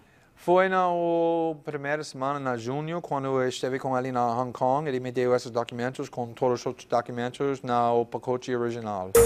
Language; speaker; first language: Portuguese; non-native, fluent; English